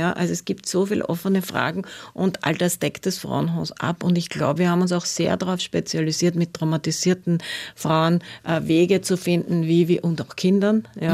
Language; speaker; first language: German; native; German